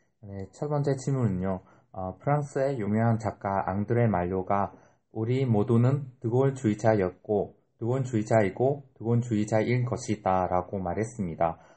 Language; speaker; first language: Korean; non-native, fluent; Vietnamese